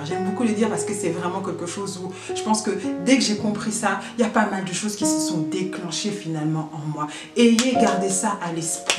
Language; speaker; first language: French; native; French